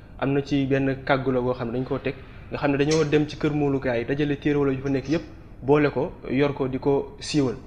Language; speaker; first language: Wolof; non-native, local second language; Bambara